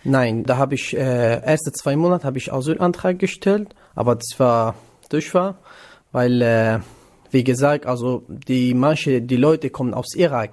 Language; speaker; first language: German; non-native, learner; Kurdish